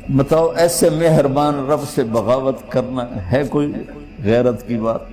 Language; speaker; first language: Urdu; non-native, local second language; Punjabi